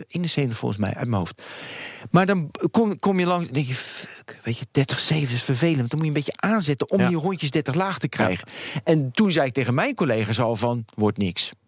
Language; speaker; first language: Dutch; native; Dutch